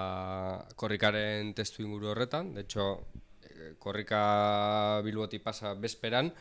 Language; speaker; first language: Basque; native; Basque